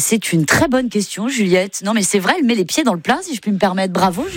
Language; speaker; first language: French; native; French